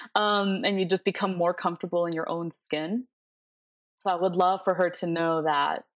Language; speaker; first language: English; early bilingual, other home language; Spanish